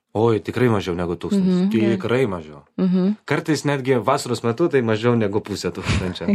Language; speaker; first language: Lithuanian; non-native, local second language; Polish